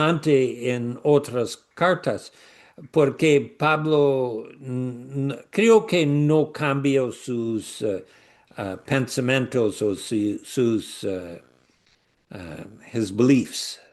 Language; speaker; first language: Spanish; non-native, learner; English